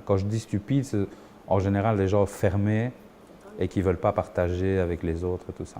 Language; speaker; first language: French; early bilingual, other home language; Spanish